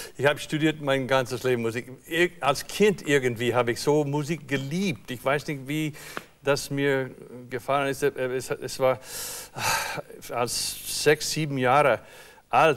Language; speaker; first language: German; non-native, fluent; English